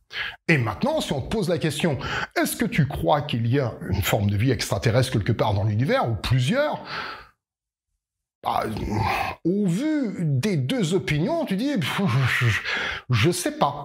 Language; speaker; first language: French; native; French